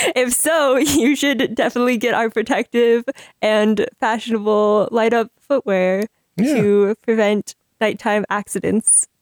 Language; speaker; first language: English; native; English